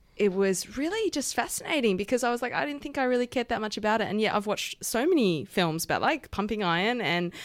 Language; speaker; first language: English; native; English